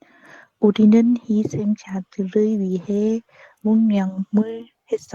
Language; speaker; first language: Korean; non-native, learner; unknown